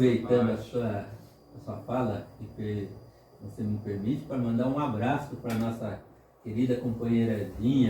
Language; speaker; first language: Portuguese; native; Portuguese